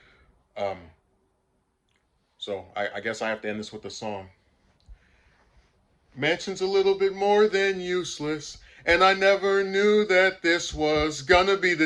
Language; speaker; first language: English; native; English